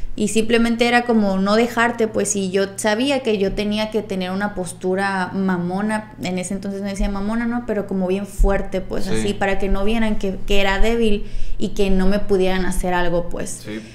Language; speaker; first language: Spanish; native; Spanish